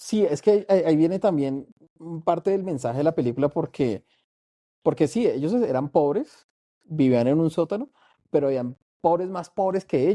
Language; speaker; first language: Spanish; native; Spanish